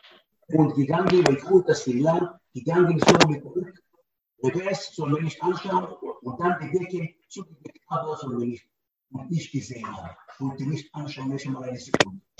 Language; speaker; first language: German; non-native, learner; Hebrew